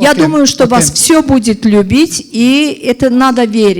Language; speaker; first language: Russian; non-native, learner; Azerbaijani